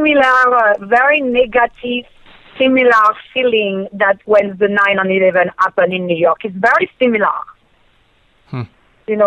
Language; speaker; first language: English; non-native, fluent; French